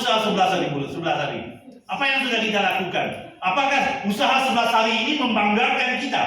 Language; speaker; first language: Indonesian; non-native, fluent; Tamil